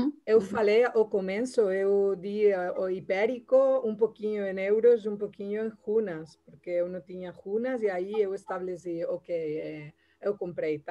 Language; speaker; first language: Portuguese; non-native, learner; Spanish